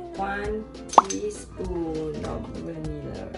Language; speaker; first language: English; non-native, learner; Thai